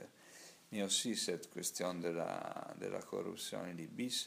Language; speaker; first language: French; non-native, learner; Italian